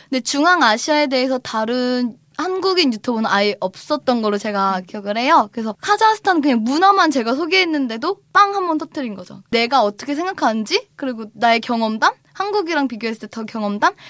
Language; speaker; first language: Korean; native; Korean